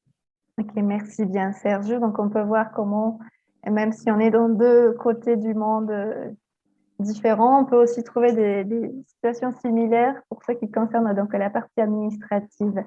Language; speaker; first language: French; non-native, fluent; Spanish